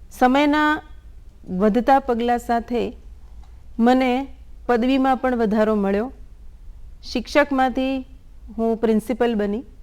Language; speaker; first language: Gujarati; non-native, local second language; Bangla